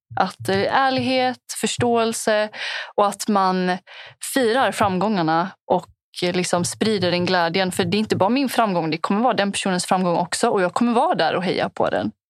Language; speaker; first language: Swedish; early bilingual, other home language; Punjabi